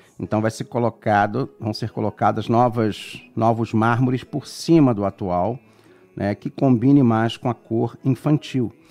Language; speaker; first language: Portuguese; native; Portuguese